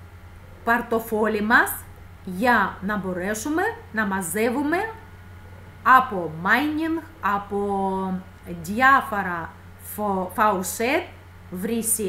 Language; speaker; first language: Greek; non-native, fluent; Russian